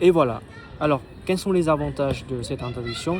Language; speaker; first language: French; non-native, fluent; Vietnamese